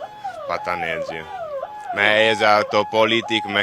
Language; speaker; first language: Hindi; non-native, learner; Italian